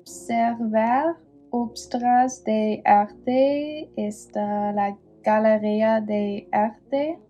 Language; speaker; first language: Spanish; non-native, learner; English